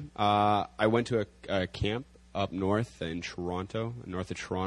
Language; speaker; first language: English; native; English